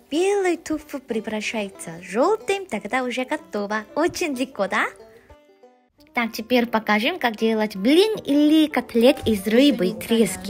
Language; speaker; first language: Russian; non-native, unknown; Korean